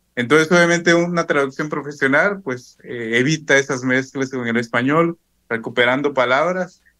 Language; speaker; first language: Spanish; non-native, local second language; Zapotec